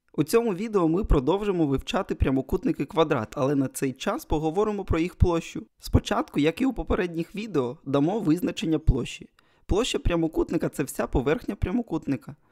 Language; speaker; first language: Ukrainian; non-native, local second language; Russian